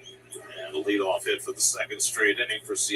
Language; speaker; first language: English; native; English